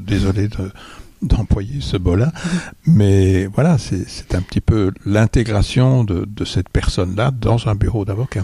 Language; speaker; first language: French; native; French